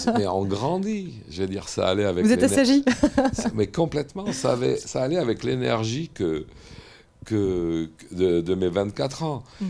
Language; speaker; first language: French; native; French